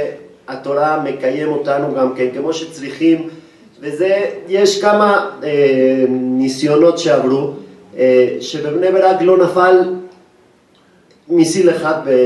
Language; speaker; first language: Hebrew; non-native, fluent; Spanish